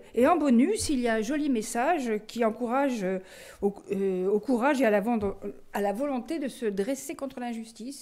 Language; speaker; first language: French; native; French